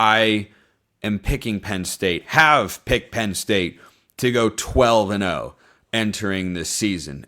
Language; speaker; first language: English; native; English